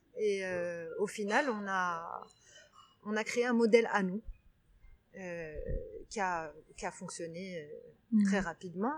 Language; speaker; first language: French; non-native, local second language; Arabic